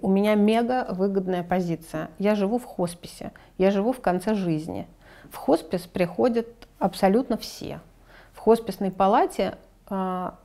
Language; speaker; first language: Russian; native; Russian